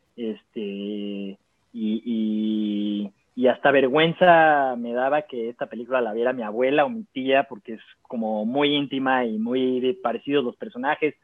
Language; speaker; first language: Spanish; native; Spanish